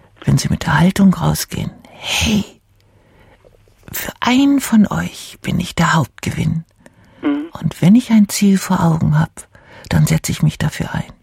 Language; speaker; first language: German; native; German